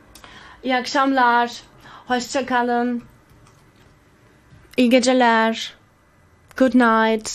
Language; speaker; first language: Turkish; early bilingual, heritage; Turkish